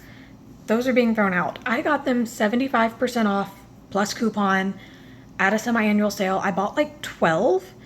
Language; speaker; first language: English; native; English